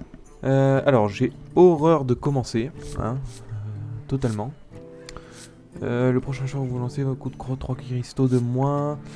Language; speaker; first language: French; native; French